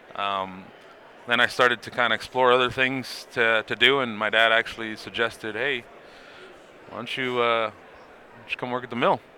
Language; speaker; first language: English; native; English